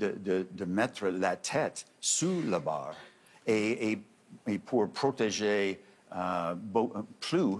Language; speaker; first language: French; non-native, fluent; English